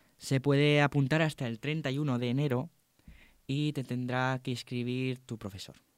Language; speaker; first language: Spanish; native; Spanish